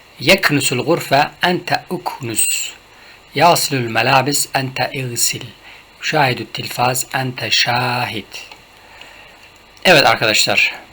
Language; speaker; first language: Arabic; non-native, fluent; Turkish